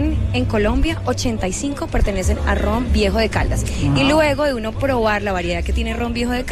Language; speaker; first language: Spanish; native; Spanish